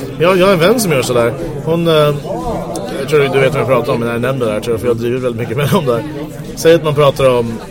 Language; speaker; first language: Swedish; non-native, fluent; English